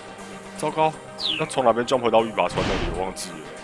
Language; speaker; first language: Chinese; native; Chinese